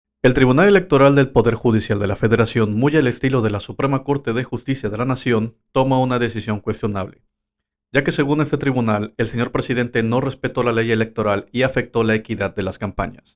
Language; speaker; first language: Spanish; native; Spanish